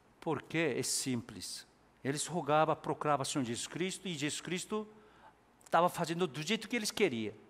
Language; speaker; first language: Portuguese; non-native, fluent; Korean